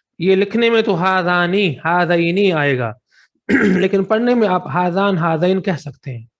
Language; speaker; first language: Urdu; non-native, local second language; Sindhi